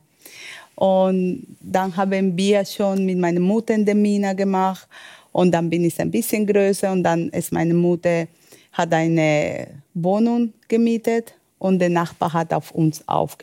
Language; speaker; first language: German; non-native, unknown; Spanish